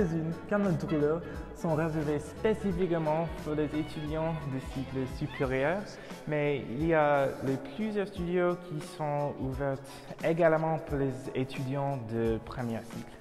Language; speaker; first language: French; non-native, learner; English